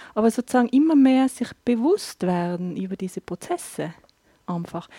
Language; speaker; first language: German; native; German